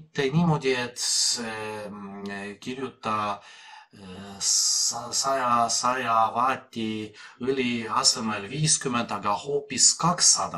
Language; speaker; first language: Estonian; non-native, fluent; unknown